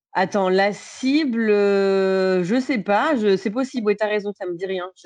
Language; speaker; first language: French; native; French